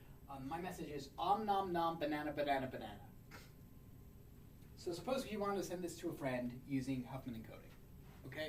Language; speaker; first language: English; native; English